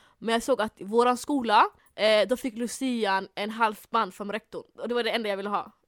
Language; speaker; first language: Swedish; early bilingual, other home language; Somali